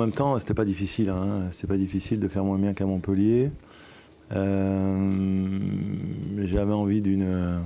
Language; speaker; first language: French; native; French